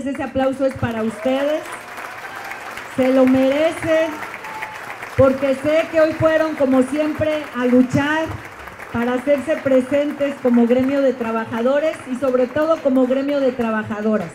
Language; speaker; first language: Spanish; native; Spanish